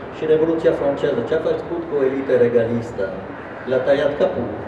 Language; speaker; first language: Romanian; non-native, fluent; French